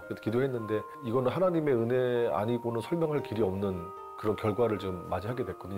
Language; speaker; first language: Korean; native; Korean